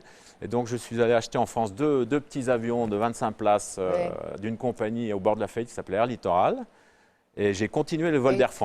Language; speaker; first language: French; native; French